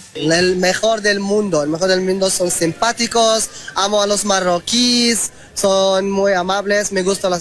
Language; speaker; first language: Spanish; non-native, learner; Arabic